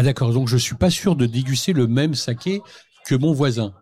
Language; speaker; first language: French; native; French